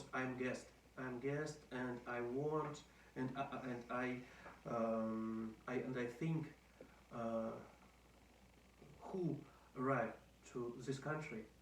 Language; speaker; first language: English; non-native, learner; Russian